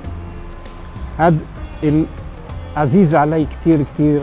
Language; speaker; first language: Arabic; early bilingual, heritage; Arabic